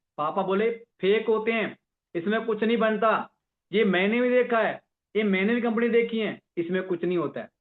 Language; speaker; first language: Hindi; non-native, local second language; Punjabi